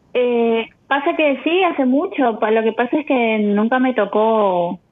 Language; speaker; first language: Spanish; native; Spanish